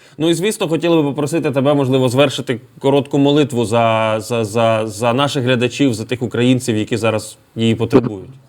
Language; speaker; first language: Ukrainian; native; Ukrainian